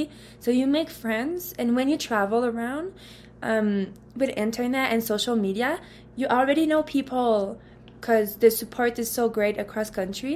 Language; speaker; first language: English; non-native, fluent; French